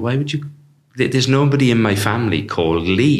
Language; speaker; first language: English; native; English